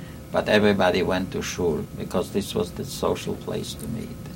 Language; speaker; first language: English; non-native, fluent; Yiddish